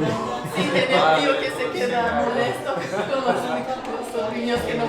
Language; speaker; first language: Spanish; non-native, learner; Portuguese